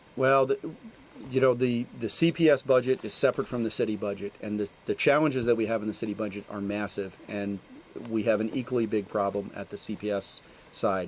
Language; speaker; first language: English; native; English